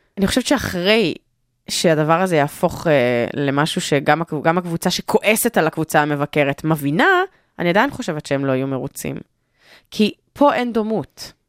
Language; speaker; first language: Hebrew; native; Hebrew